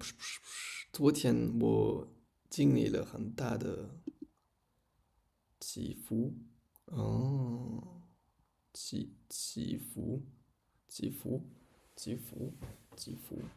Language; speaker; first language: Chinese; non-native, learner; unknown